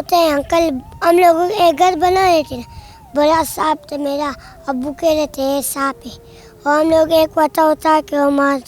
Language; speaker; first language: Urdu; non-native, local second language; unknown